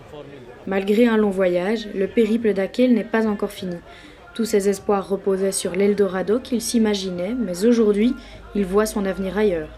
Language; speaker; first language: French; native; French